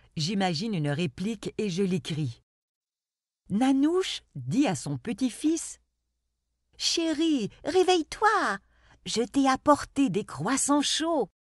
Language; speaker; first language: French; non-native, local second language; Arabic